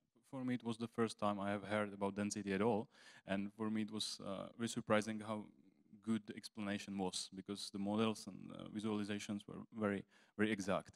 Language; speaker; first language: English; non-native, fluent; Czech